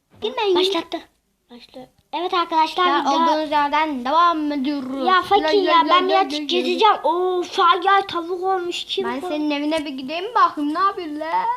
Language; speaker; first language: Turkish; native; Turkish